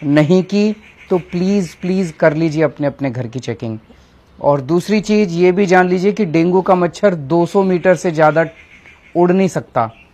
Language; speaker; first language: Hindi; native; Hindi